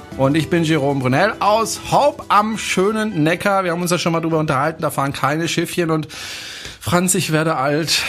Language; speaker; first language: German; non-native, fluent; French